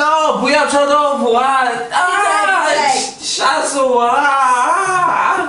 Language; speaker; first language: Chinese; non-native, learner; English